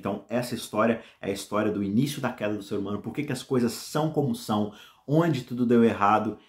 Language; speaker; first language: Portuguese; native; Portuguese